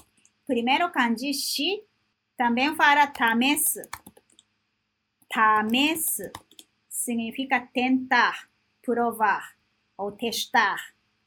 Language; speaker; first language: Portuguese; non-native, fluent; Japanese